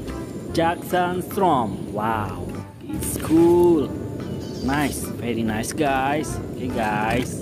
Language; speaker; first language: English; non-native, learner; Indonesian